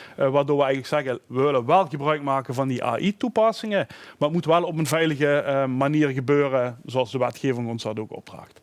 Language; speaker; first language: Dutch; native; Dutch